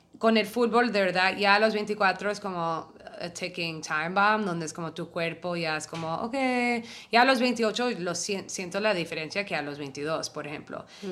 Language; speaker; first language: Spanish; early bilingual, heritage; Spanish